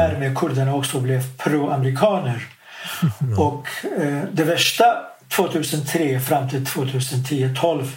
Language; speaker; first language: Swedish; non-native, fluent; Kurdish